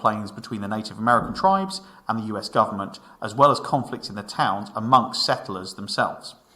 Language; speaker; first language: English; native; English